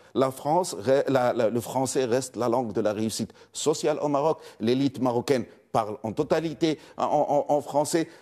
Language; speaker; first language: French; non-native, local second language; Arabic